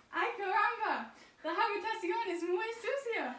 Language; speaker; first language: Spanish; non-native, learner; English